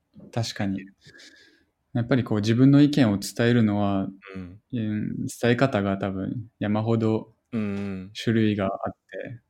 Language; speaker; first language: Japanese; non-native, fluent; French